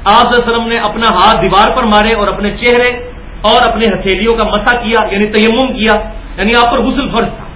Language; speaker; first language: Urdu; non-native, local second language; Punjabi